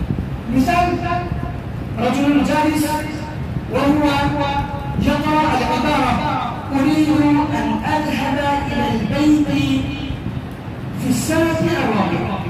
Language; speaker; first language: Arabic; non-native, fluent; Urdu